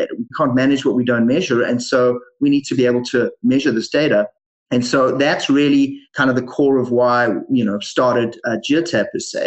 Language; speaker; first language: English; native; English